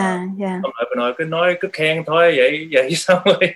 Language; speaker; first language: Vietnamese; early bilingual, heritage; Vietnamese